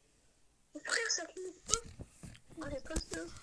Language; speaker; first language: French; native; French